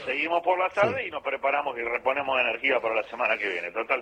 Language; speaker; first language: Spanish; native; Spanish